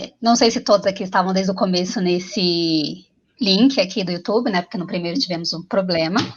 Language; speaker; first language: Portuguese; native; Portuguese